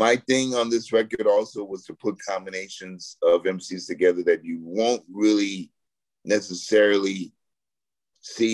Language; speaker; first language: English; native; English